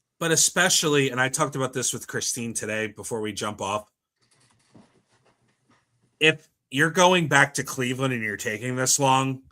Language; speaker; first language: English; native; English